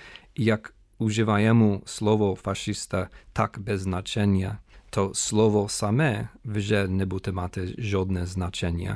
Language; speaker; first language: Ukrainian; non-native, fluent; English